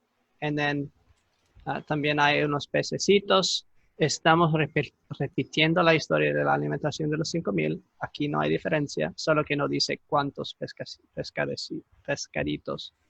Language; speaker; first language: Spanish; non-native, fluent; English